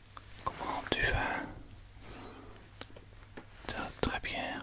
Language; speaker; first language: French; non-native, learner; Dutch